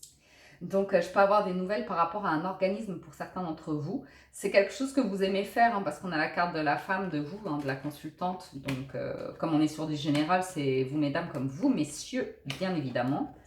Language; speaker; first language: French; native; French